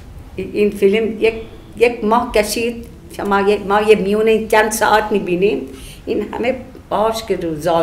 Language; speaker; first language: Persian; early bilingual, heritage; Persian